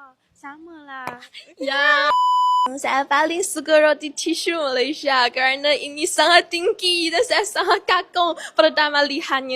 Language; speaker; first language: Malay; non-native, learner; Chinese